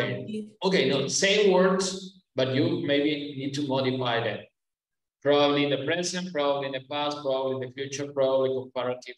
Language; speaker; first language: English; non-native, fluent; Spanish